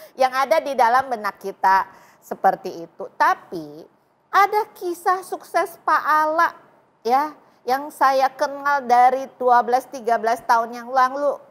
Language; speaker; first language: Indonesian; native; Indonesian